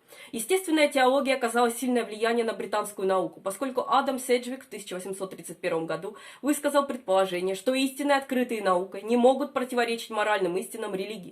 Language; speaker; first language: Russian; native; Russian